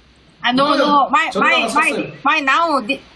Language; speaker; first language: Korean; non-native, learner; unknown